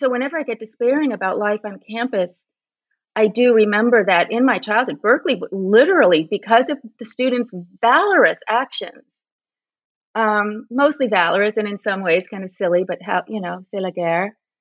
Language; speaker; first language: English; native; English